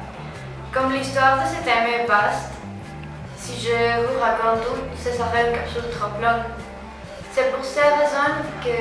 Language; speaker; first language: French; non-native, learner; Spanish